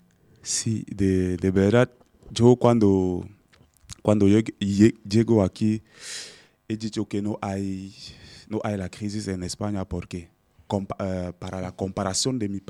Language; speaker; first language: Spanish; non-native, learner; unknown